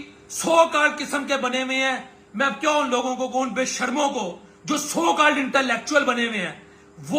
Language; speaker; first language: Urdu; non-native, local second language; Punjabi